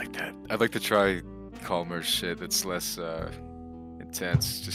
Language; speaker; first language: English; native; English